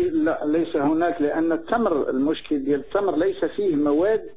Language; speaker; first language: Arabic; native; Arabic